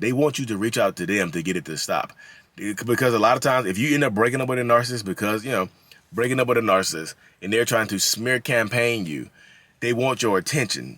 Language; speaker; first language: English; native; English